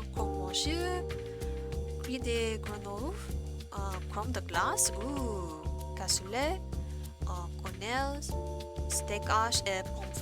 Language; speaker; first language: French; non-native, learner; English